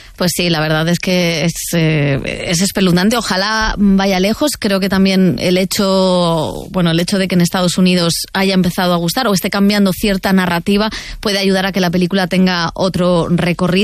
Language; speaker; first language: Spanish; native; Spanish